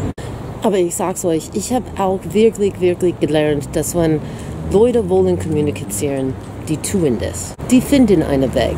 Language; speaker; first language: German; non-native, fluent; English